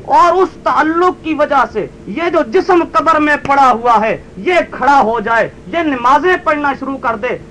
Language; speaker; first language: Urdu; native; Urdu